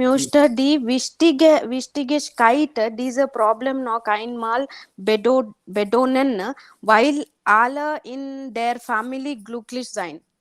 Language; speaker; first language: German; non-native, learner; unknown